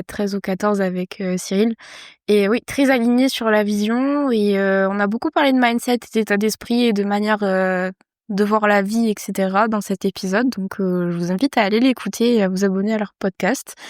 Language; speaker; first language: French; native; French